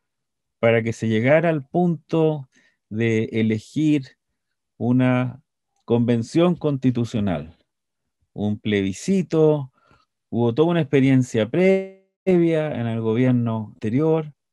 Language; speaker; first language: Spanish; native; Spanish